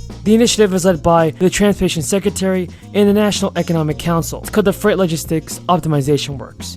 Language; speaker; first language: English; native; English